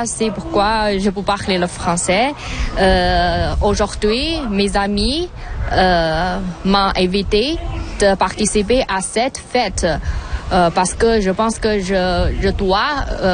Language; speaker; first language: French; non-native, learner; Chinese